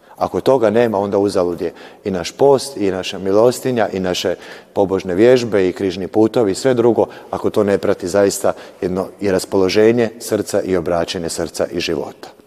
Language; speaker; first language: Croatian; native; Croatian